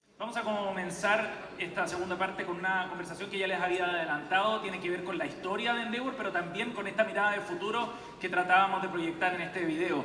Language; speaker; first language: Spanish; native; Spanish